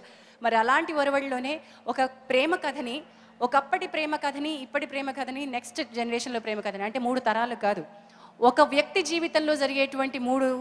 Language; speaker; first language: Telugu; native; Telugu